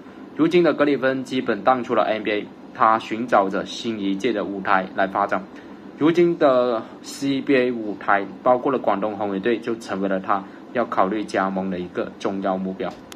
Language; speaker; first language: Chinese; native; Chinese